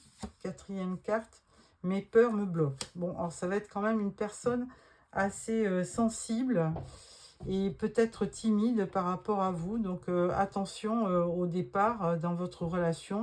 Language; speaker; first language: French; native; French